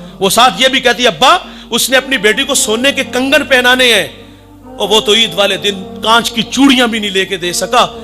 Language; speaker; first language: Urdu; non-native, local second language; Punjabi